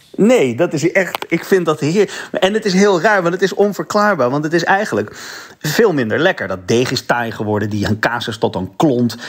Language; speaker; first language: Dutch; native; Dutch